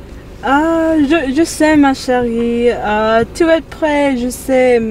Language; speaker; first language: French; non-native, learner; English